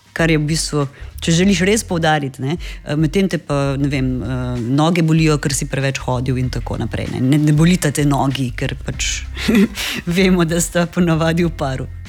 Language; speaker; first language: Slovenian; native; Slovenian